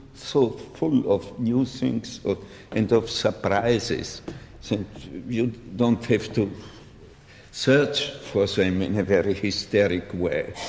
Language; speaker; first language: English; non-native, fluent; German